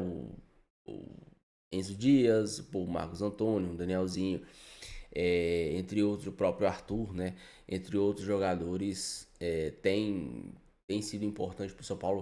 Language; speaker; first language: Portuguese; native; Portuguese